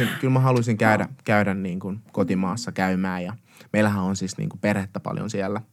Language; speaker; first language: Finnish; early bilingual, other home language; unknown